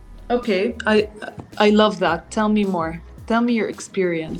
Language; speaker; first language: English; non-native, local second language; Arabic